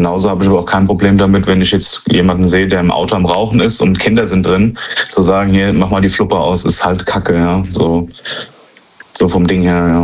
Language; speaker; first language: German; native; German